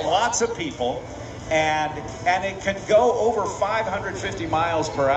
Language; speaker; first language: English; native; English